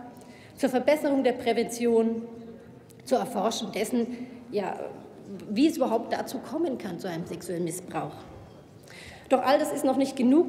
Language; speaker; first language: German; native; German